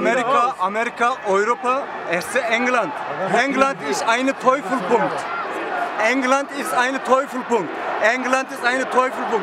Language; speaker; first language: German; non-native, learner; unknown